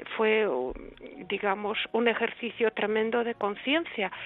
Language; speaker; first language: Spanish; early bilingual, other home language; Russian